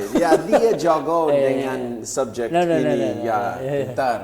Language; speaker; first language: Indonesian; non-native, fluent; English